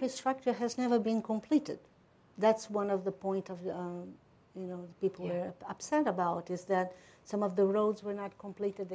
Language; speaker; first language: English; non-native, fluent; Portuguese